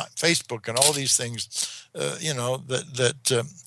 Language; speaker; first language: English; native; English